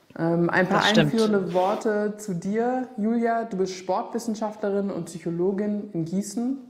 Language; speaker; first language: German; native; German